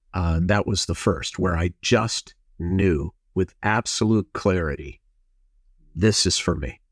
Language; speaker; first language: English; native; English